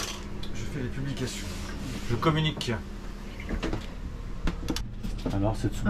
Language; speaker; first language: French; native; French